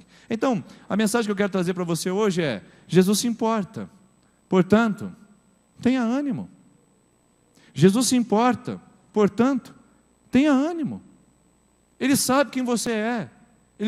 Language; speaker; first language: Portuguese; native; Portuguese